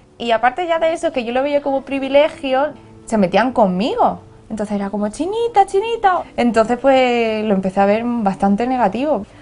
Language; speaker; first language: Spanish; early bilingual, other home language; Chinese